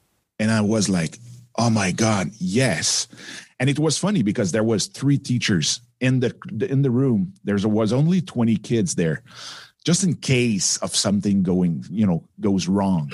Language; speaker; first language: English; non-native, fluent; French